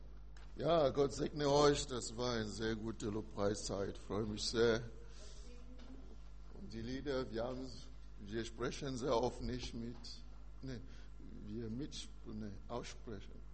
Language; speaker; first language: German; non-native, learner; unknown